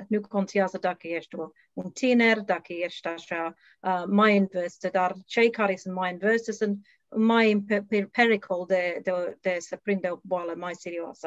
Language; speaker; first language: Romanian; non-native, learner; English